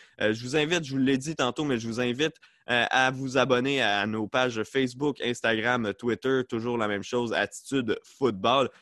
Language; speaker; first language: French; native; French